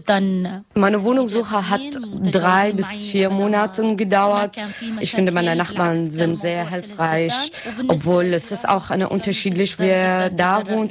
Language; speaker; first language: German; non-native, learner; Arabic